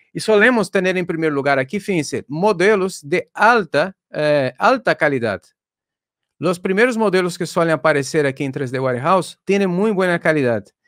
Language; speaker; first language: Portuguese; native; Portuguese